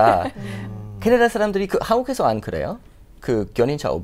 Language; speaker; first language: Korean; non-native, fluent; English